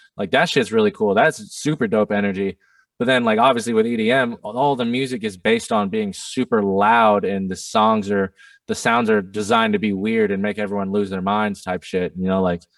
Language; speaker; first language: English; non-native, fluent; German